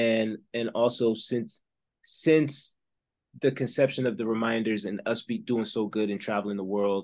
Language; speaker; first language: English; early bilingual, other home language; French